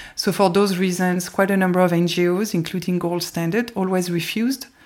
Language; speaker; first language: English; non-native, fluent; French